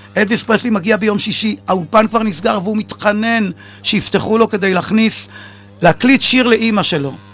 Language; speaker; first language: Hebrew; native; Hebrew